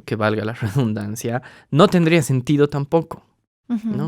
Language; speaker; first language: Spanish; native; Spanish